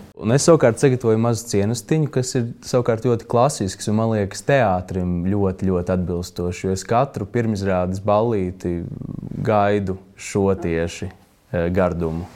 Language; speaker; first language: Latvian; native; Latvian